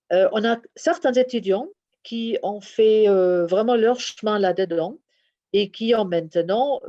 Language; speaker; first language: French; non-native, fluent; German